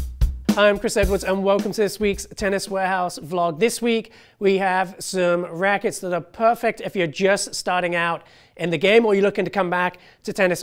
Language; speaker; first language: English; native; English